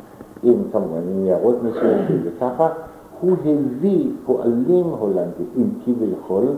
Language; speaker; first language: Hebrew; non-native, fluent; German